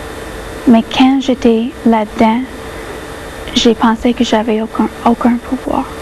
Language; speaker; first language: French; non-native, local second language; English